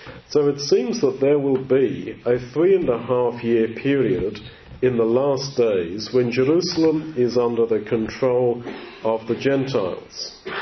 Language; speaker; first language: English; native; English